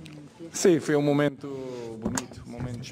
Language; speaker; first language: Spanish; non-native, fluent; Portuguese